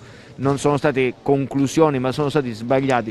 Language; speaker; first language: Italian; native; Italian